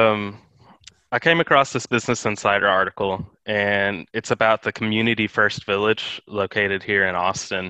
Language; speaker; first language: English; native; English